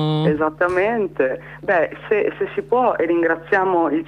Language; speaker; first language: Italian; native; Italian